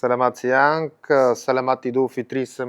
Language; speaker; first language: Indonesian; non-native, learner; Bulgarian